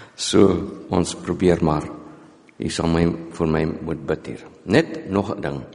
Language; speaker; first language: Afrikaans; non-native, local second language; English